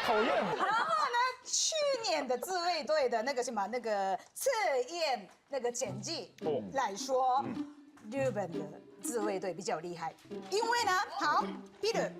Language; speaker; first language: Chinese; non-native, fluent; Japanese